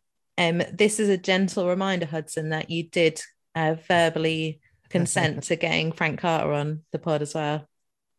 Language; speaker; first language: English; non-native, local second language; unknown